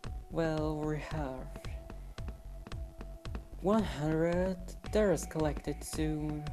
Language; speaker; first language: English; non-native, learner; German